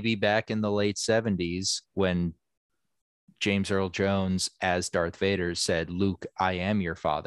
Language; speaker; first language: English; native; English